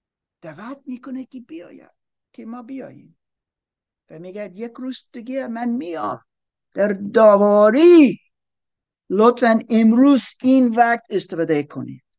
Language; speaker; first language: Persian; non-native, learner; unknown